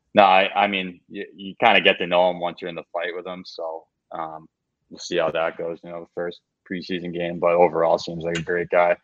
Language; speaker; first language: English; native; English